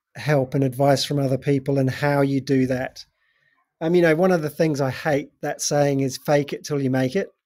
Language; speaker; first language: English; native; English